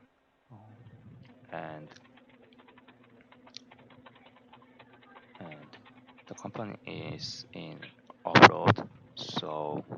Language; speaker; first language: English; non-native, learner; Korean